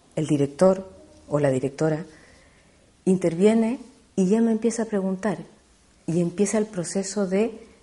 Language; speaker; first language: Spanish; native; Spanish